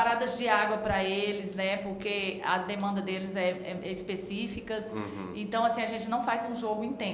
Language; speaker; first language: Portuguese; native; Portuguese